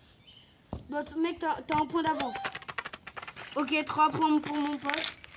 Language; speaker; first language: French; native; French